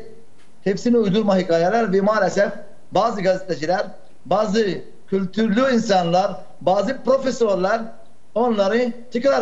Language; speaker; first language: Turkish; non-native, fluent; Arabic